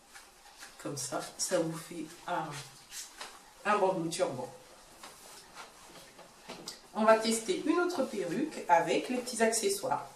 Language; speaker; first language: French; native; French